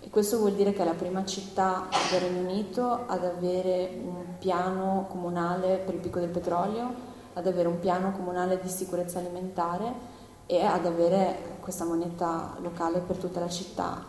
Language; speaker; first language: Italian; non-native, fluent; English